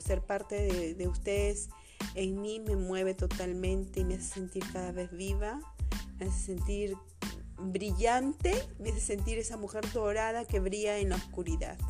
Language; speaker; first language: Spanish; native; Spanish